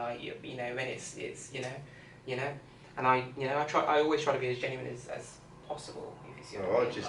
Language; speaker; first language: English; native; English